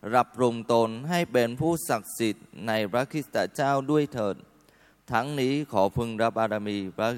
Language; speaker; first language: Thai; non-native, fluent; Vietnamese